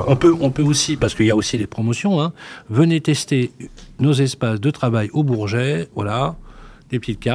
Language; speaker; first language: French; native; French